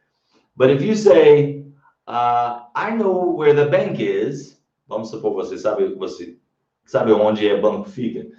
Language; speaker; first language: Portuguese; non-native, fluent; English